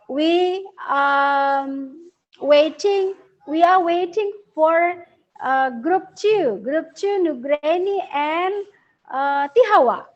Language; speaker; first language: English; non-native, learner; Indonesian